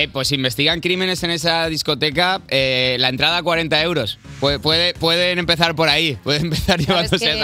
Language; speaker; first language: Spanish; native; Spanish